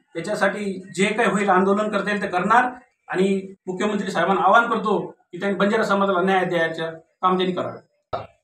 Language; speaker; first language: Marathi; non-native, local second language; Lambadi